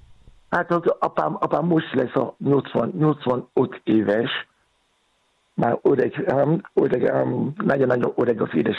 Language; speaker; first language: Hungarian; non-native, learner; Yoruba